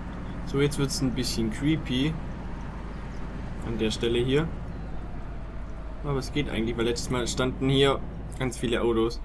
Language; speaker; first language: German; native; German